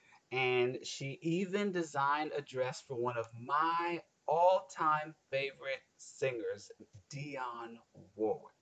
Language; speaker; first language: English; native; English